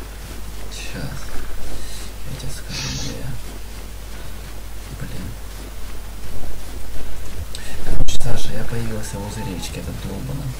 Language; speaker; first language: Russian; native; Russian